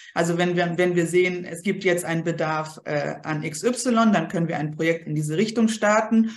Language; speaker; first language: German; early bilingual, other home language; Polish